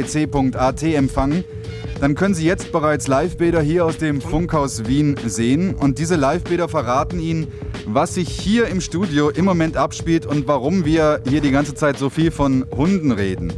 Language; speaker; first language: German; native; German